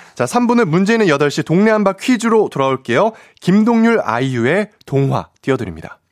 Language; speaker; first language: Korean; native; Korean